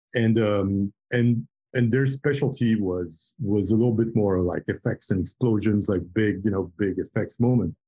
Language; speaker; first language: English; non-native, fluent; French